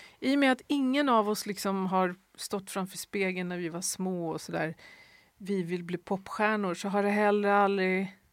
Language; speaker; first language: Swedish; native; Swedish